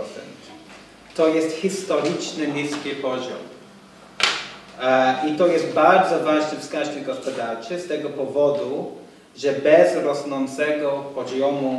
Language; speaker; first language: Polish; non-native, fluent; English